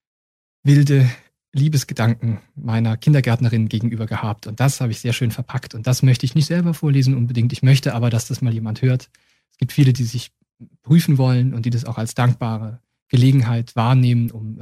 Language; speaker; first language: German; native; German